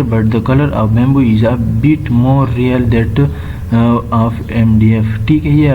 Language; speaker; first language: English; non-native, local second language; Urdu